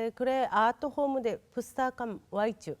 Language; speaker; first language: Malayalam; non-native, learner; Japanese